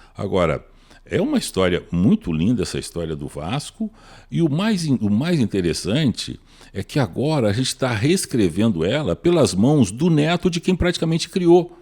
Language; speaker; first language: Portuguese; native; Portuguese